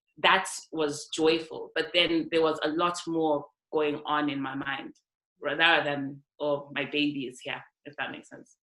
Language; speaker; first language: English; non-native, local second language; North Ndebele